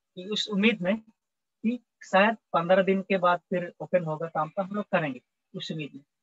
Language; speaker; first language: Hindi; native; Hindi